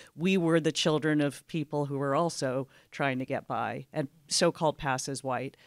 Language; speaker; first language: English; native; English